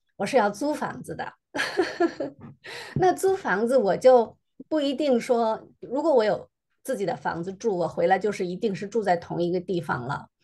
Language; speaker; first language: Chinese; native; Chinese